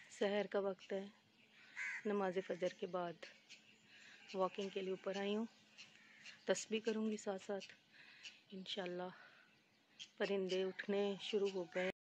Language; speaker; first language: Urdu; native; Urdu